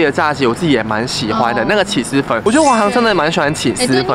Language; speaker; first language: Chinese; native; Chinese